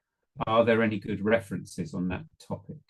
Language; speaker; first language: English; native; English